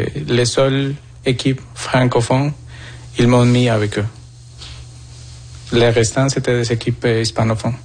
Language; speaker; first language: French; non-native, fluent; Spanish